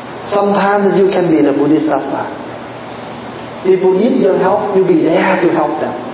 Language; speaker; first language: English; non-native, fluent; Vietnamese